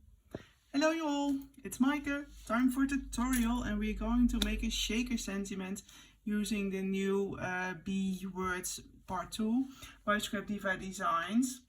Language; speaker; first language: English; non-native, fluent; Dutch